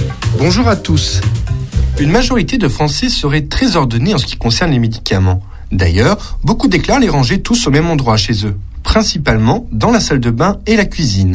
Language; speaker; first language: French; native; French